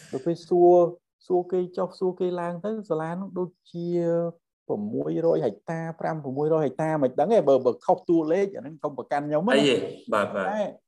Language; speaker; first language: Khmer; native; Khmer